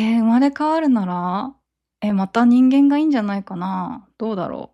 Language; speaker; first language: Japanese; native; Japanese